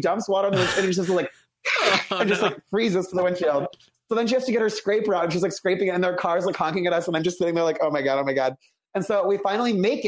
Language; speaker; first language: English; native; English